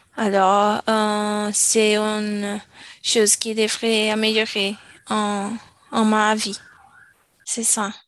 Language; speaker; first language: French; non-native, learner; Portuguese